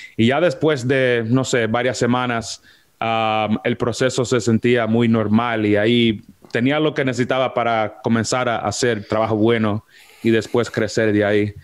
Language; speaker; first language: Spanish; early bilingual, heritage; Spanish